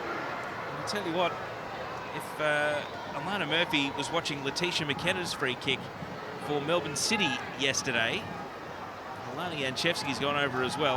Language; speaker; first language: English; native; English